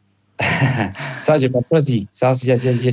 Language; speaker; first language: French; non-native, fluent; Spanish